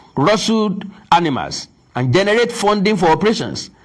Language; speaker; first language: English; non-native, local second language; Yoruba